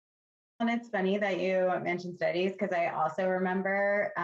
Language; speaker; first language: English; native; English